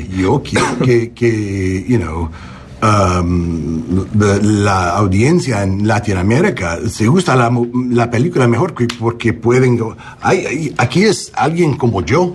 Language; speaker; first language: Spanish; early bilingual, heritage; English